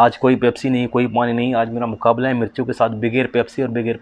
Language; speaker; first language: Hindi; native; Hindi